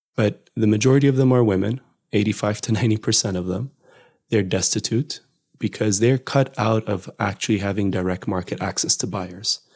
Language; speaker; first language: English; non-native, fluent; Amharic